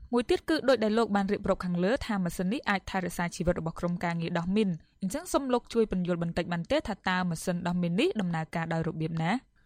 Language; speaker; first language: Khmer; native; Khmer